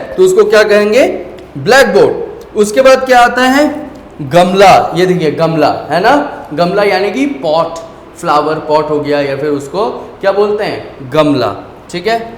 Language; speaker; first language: Hindi; native; Hindi